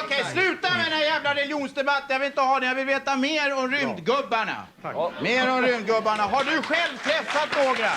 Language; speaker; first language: Swedish; native; Swedish